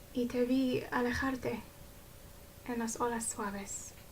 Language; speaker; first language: Spanish; non-native, learner; English